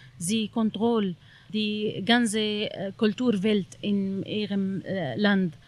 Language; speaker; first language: German; non-native, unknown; Arabic